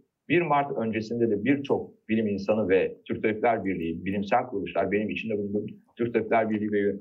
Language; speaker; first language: Turkish; native; Turkish